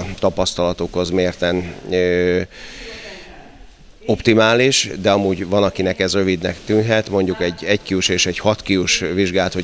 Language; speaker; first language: Hungarian; native; Hungarian